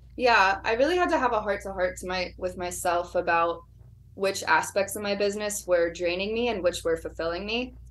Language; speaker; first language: English; native; English